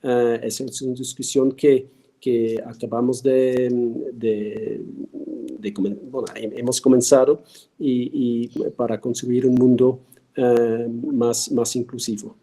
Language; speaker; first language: Spanish; non-native, fluent; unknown